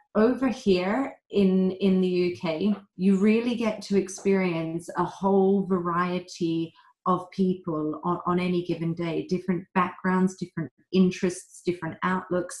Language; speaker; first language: English; native; English